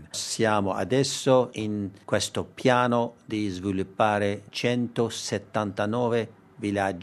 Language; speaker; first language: Italian; non-native, learner; Armenian